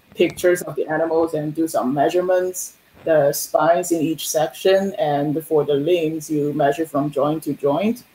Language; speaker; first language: English; non-native, fluent; Chinese